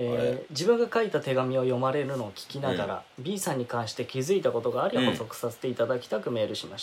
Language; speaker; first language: Japanese; native; Japanese